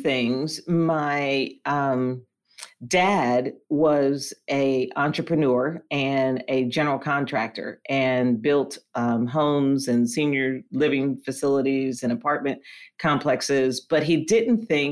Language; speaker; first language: English; native; English